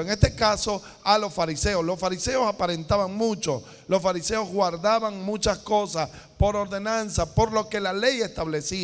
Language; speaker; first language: Spanish; native; Spanish